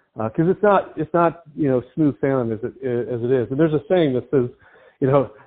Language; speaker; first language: English; native; English